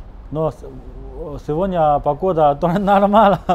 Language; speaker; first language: Russian; non-native, learner; Chinese